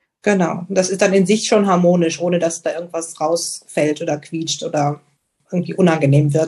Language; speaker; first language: German; native; German